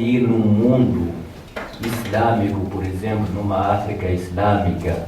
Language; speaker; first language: Portuguese; non-native, fluent; Tamasheq